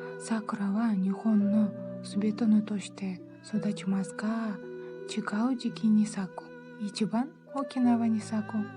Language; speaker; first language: Japanese; non-native, learner; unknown